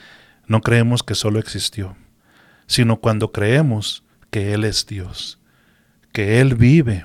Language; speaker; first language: Spanish; native; Spanish